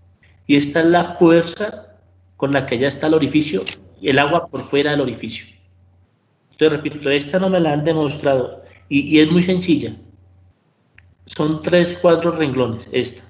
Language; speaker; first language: Spanish; native; Spanish